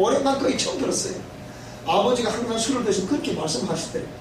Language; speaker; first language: Korean; native; Korean